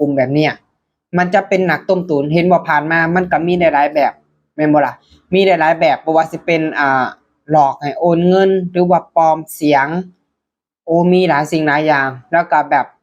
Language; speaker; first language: Thai; non-native, local second language; Lao